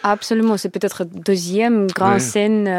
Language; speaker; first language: French; non-native, learner; Russian